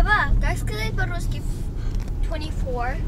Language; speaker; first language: Russian; early bilingual, heritage; English